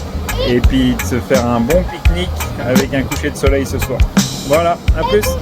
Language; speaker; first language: French; native; French